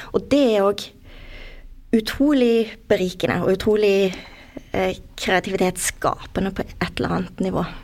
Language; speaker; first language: Norwegian; native; Norwegian